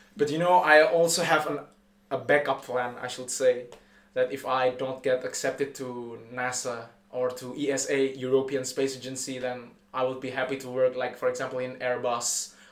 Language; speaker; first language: English; non-native, fluent; Indonesian